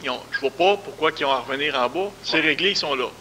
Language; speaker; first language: French; native; French